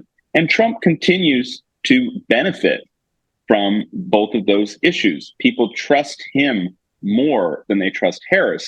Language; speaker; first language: English; native; English